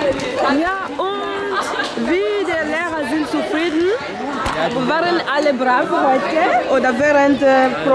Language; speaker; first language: German; non-native, learner; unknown